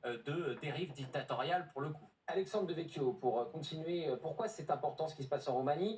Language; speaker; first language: French; native; French